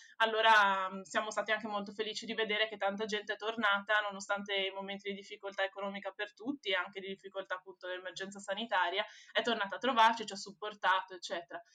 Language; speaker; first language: Italian; native; Italian